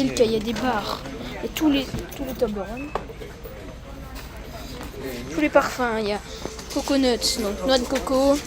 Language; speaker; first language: French; native; French